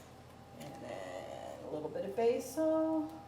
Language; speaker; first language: English; native; English